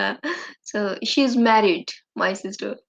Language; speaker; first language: English; non-native, learner; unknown